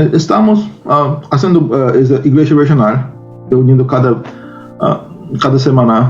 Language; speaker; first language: Spanish; non-native, learner; Korean